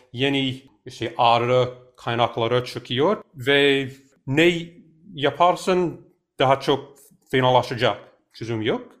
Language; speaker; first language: Turkish; non-native, fluent; English